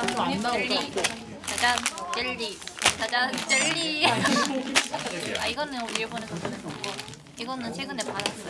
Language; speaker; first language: Korean; non-native, fluent; Japanese